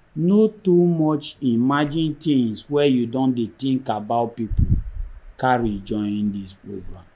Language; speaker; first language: Nigerian Pidgin; non-native, local second language; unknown